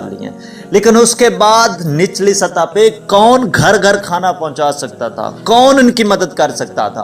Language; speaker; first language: Urdu; native; Urdu